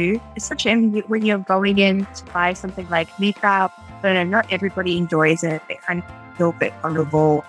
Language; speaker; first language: English; native; English